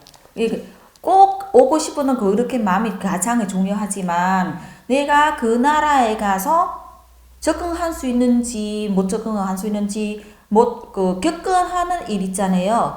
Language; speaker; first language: Korean; non-native, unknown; Vietnamese